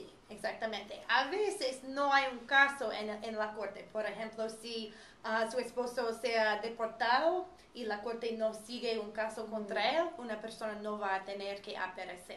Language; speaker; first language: Spanish; non-native, fluent; English